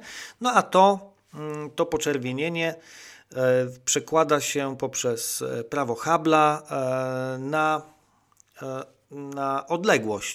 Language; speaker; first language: Polish; native; Polish